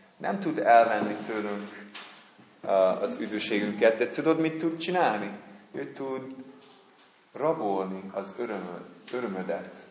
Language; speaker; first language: Hungarian; non-native, fluent; English